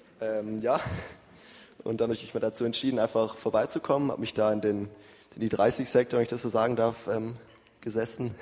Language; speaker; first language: German; early bilingual, heritage; German